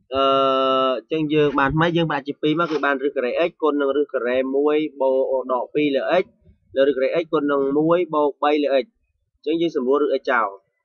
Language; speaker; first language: Khmer; native; Khmer